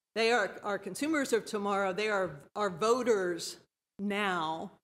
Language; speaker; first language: English; native; English